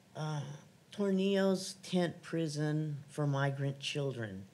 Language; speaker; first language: English; native; English